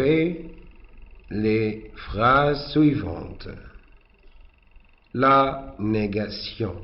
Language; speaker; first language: French; non-native, fluent; Arabic